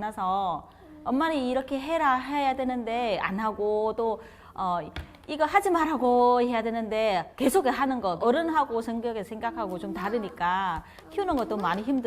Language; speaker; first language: Korean; non-native, learner; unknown